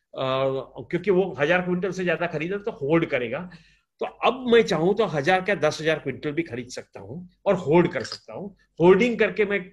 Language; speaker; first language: Hindi; non-native, local second language; Gujarati